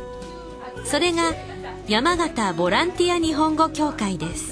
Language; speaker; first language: Japanese; native; Japanese